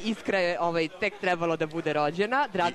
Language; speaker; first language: Serbian; native; Serbian